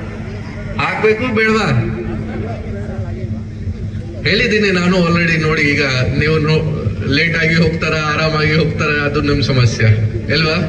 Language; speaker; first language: Kannada; non-native, learner; Hindi